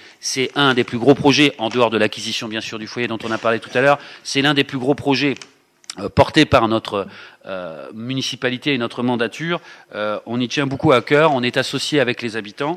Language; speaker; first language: French; native; French